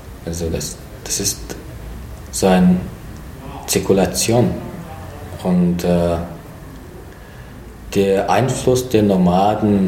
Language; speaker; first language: German; non-native, fluent; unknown